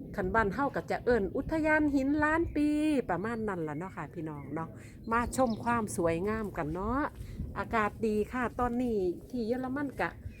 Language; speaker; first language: Thai; non-native, local second language; Northeastern Thai